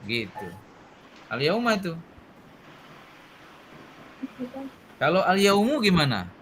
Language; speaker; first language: Indonesian; native; Indonesian